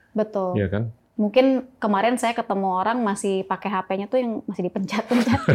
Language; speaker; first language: Indonesian; native; Indonesian